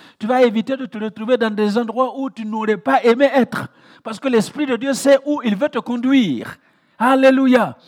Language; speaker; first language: French; non-native, local second language; Mossi